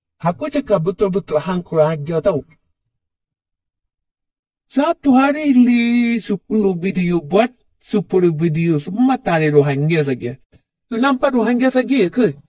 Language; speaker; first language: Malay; non-native, learner; Rohingya